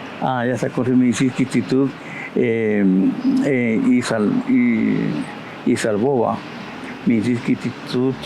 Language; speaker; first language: Russian; non-native, learner; Spanish